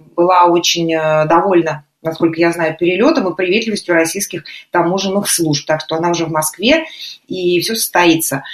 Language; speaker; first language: Russian; native; Russian